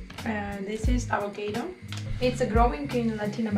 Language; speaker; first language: English; non-native, learner; Russian